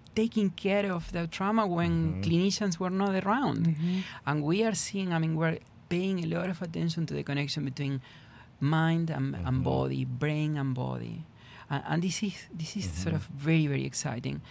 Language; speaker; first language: English; non-native, fluent; Spanish